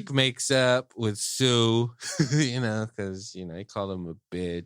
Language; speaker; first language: English; native; English